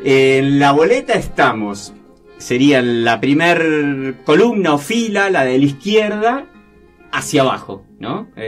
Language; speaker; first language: Spanish; native; Spanish